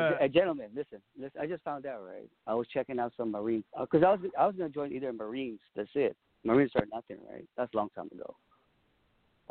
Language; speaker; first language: English; non-native, local second language; Pampanga